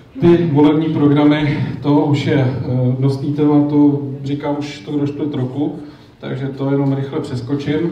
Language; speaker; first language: Czech; native; Czech